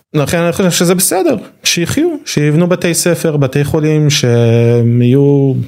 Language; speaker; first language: Hebrew; native; Hebrew